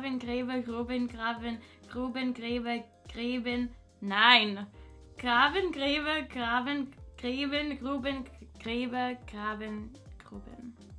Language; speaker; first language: German; non-native, fluent; English